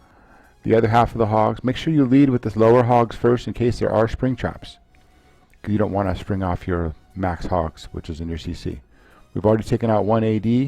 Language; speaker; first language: English; native; English